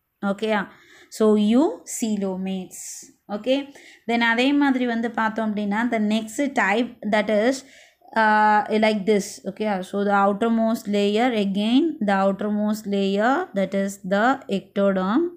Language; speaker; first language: English; non-native, local second language; Tamil